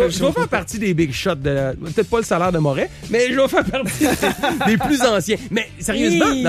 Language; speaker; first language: French; native; French